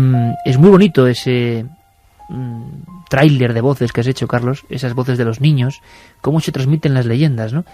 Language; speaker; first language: Spanish; native; Spanish